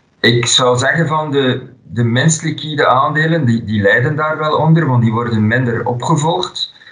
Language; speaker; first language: Dutch; native; Dutch